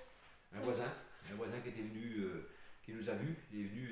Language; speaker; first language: French; native; French